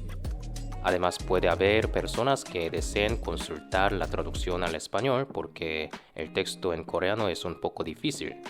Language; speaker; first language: Spanish; non-native, fluent; Korean